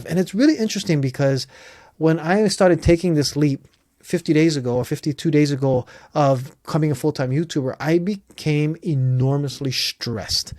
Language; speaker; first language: English; native; English